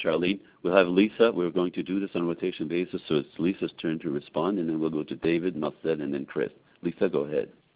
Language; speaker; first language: English; native; English